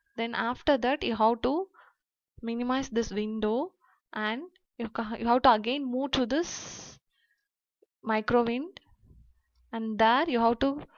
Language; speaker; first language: English; non-native, local second language; Tamil